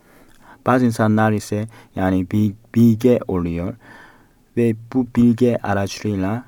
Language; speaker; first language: Turkish; non-native, fluent; Korean